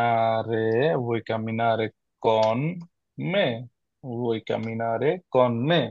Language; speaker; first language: Italian; non-native, fluent; Bangla